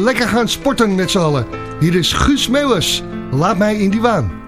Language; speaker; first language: Dutch; native; Dutch